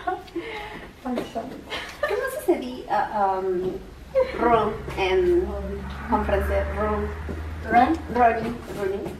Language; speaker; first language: French; non-native, learner; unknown